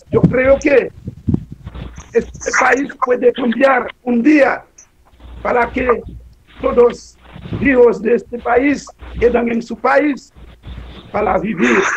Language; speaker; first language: Spanish; non-native, learner; Haitian Creole